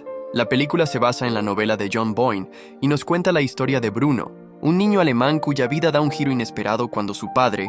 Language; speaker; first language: Spanish; native; Spanish